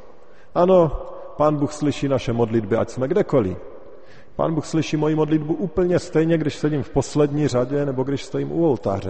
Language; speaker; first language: Czech; native; Czech